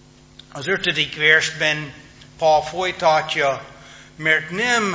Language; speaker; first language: Hungarian; non-native, fluent; English